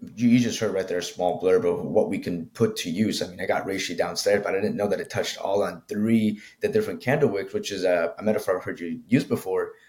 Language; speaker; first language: English; early bilingual, other home language; Spanish